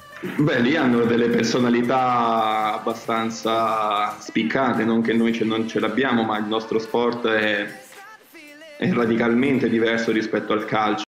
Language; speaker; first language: Italian; early bilingual, other home language; Russian